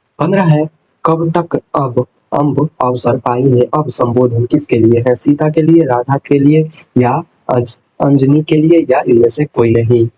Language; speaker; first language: Hindi; native; Hindi